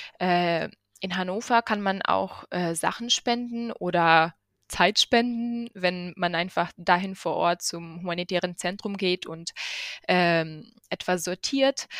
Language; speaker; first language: German; non-native, fluent; Ukrainian